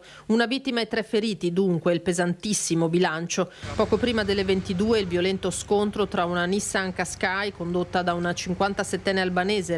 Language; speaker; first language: Italian; native; Italian